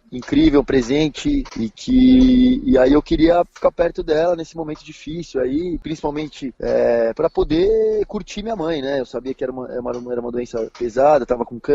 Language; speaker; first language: Portuguese; native; Portuguese